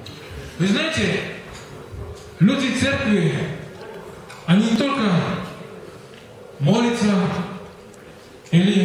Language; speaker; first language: Russian; non-native, fluent; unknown